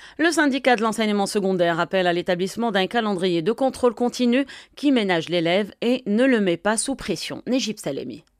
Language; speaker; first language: French; non-native, local second language; Arabic